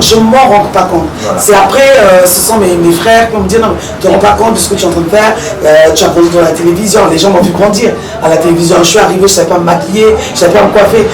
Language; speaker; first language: French; early bilingual, other home language; Lingala